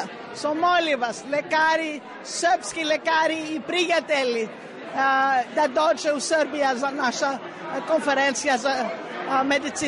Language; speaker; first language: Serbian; non-native, learner; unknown